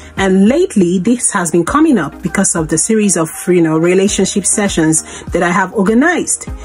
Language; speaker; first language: English; non-native, local second language; Igbo